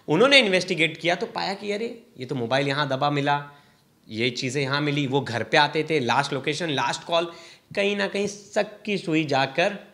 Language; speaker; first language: Hindi; native; Hindi